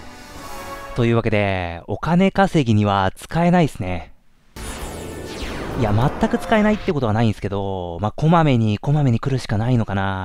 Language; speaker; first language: Japanese; native; Japanese